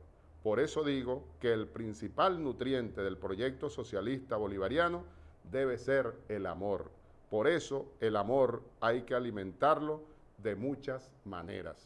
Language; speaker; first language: Spanish; native; Spanish